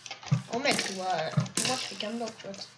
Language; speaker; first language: French; native; French